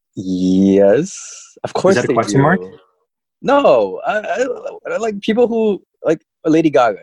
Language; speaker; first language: English; early bilingual, other home language; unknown